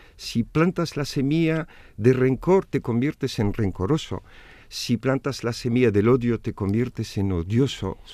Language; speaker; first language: Spanish; non-native, fluent; Arabic